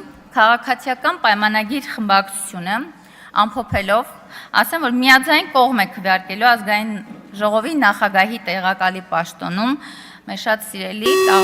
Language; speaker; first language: Armenian; native; Armenian